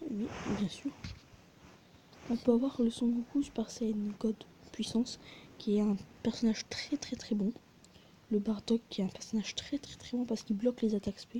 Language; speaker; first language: French; native; French